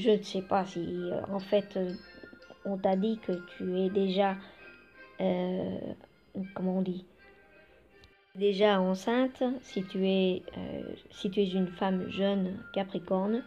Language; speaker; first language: French; non-native, fluent; Spanish